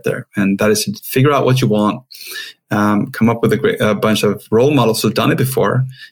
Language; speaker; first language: English; non-native, fluent; Swedish